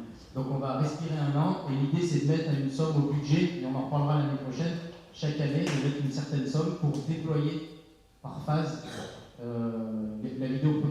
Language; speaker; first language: French; native; French